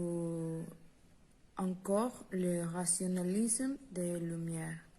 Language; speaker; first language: French; non-native, learner; Spanish